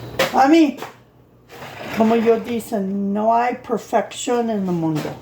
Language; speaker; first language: Spanish; non-native, learner; English